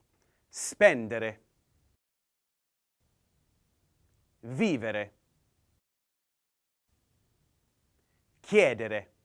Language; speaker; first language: Italian; non-native, learner; English